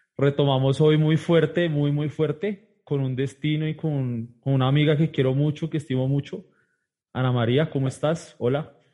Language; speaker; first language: Spanish; native; Spanish